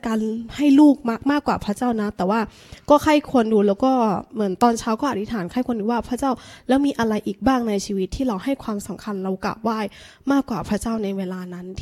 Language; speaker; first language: Thai; native; Thai